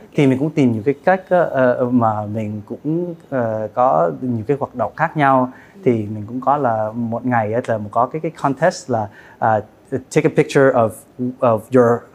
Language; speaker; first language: Vietnamese; early bilingual, heritage; Vietnamese